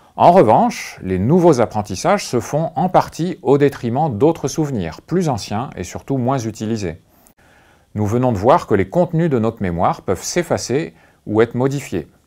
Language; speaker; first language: French; native; French